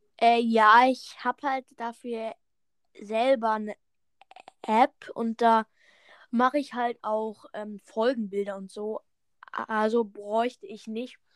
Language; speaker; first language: German; early bilingual, other home language; Vietnamese